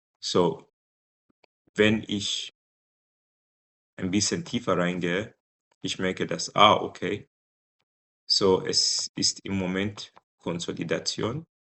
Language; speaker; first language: German; non-native, fluent; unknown